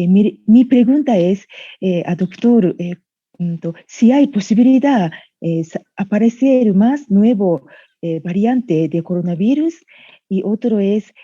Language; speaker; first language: Spanish; non-native, learner; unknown